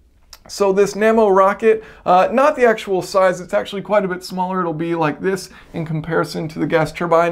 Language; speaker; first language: English; native; English